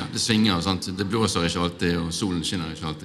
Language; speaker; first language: Norwegian; native; Norwegian